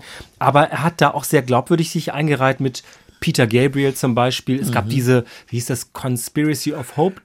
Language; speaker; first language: German; native; German